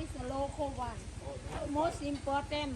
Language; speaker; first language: English; non-native, learner; Thai